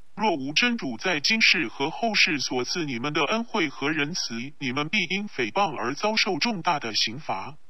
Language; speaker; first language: Chinese; non-native, local second language; Cantonese